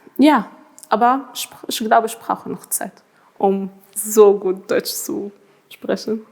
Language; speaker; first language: German; non-native, learner; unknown